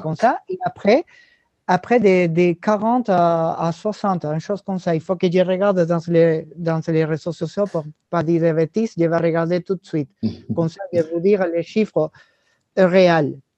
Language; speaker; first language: French; non-native, learner; Spanish